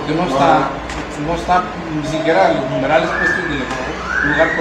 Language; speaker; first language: Spanish; native; Spanish